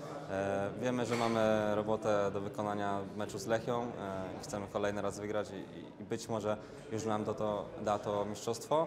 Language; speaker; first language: Polish; native; Polish